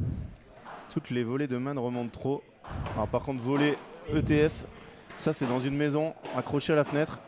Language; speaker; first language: French; native; French